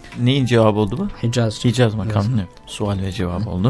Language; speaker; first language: Turkish; native; Turkish